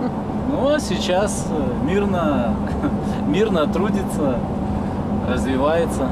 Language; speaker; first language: Russian; native; Russian